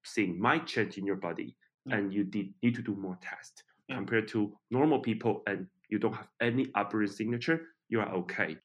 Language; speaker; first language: English; non-native, fluent; Chinese